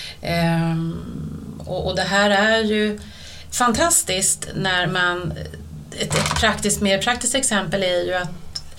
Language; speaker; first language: Swedish; native; Swedish